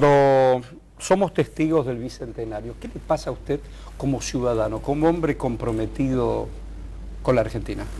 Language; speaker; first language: Spanish; native; Spanish